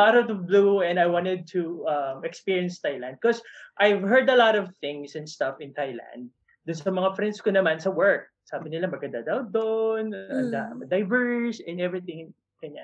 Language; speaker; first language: English; non-native, local second language; Filipino